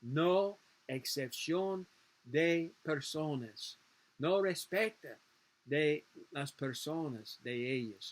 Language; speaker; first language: Spanish; non-native, learner; English